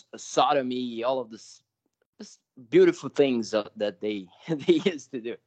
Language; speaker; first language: English; non-native, fluent; Portuguese